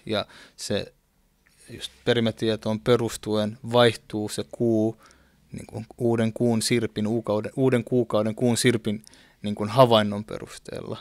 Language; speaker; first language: Finnish; early bilingual, other home language; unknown